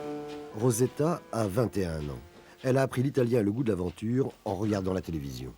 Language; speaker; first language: French; native; French